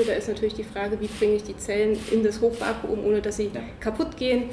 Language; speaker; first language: German; native; German